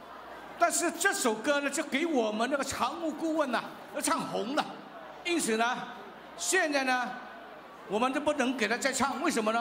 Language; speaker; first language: Chinese; early bilingual, heritage; Chinese